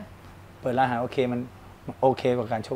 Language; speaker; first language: Thai; native; Thai